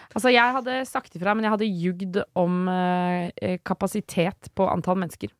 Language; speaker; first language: Norwegian; native; Norwegian